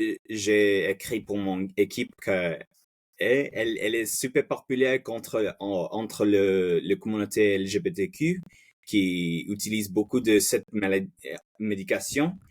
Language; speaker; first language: French; non-native, fluent; Spanish